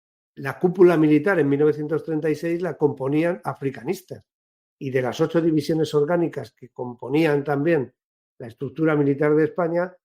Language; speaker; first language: Spanish; native; Spanish